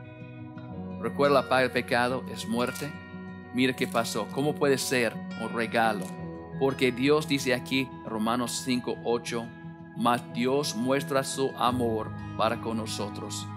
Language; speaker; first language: Spanish; non-native, learner; English